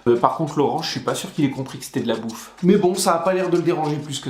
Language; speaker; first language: French; native; French